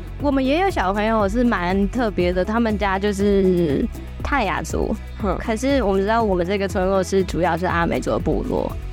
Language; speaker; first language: Chinese; native; Chinese